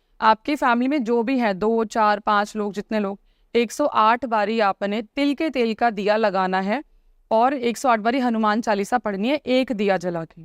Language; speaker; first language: Hindi; native; Hindi